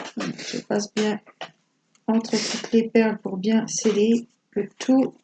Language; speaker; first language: French; native; French